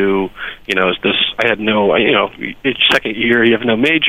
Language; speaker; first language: English; native; English